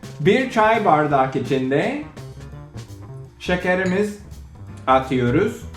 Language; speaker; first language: Turkish; non-native, learner; English